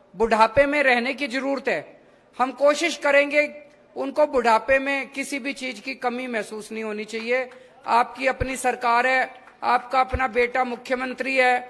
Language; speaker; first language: Hindi; native; Hindi